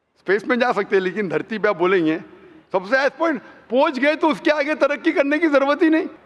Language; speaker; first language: Hindi; non-native, local second language; Konkani